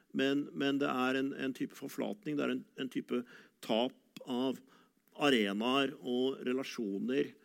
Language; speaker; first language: Norwegian; native; Norwegian